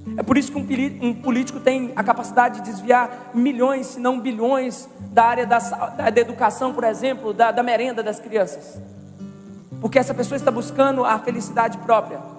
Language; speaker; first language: Portuguese; native; Portuguese